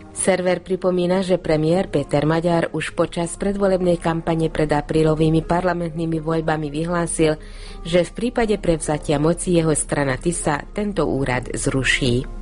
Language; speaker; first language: Slovak; non-native, local second language; Hungarian